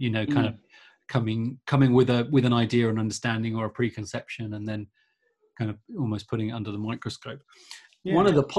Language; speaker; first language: English; native; English